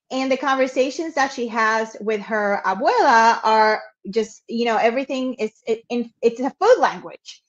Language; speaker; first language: English; non-native, fluent; Spanish